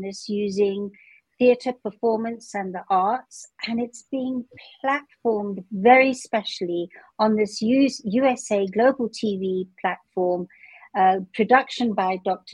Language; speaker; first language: English; native; English